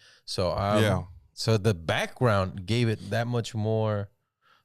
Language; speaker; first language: English; native; English